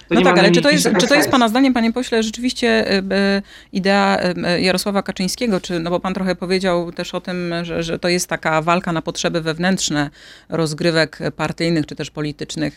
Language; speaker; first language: Polish; native; Polish